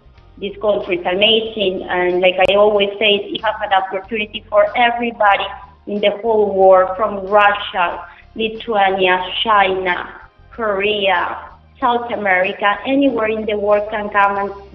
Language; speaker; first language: English; non-native, fluent; Spanish